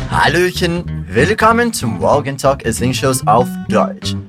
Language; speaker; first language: German; non-native, fluent; Portuguese